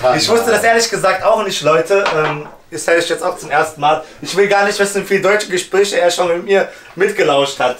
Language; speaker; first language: German; early bilingual, other home language; Bosnian